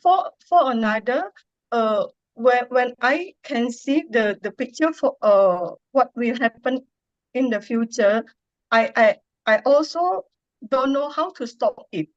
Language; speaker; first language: English; non-native, learner; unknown